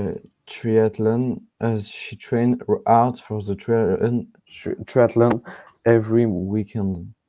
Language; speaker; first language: English; non-native, learner; French